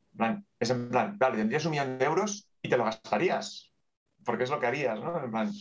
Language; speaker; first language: Spanish; native; Spanish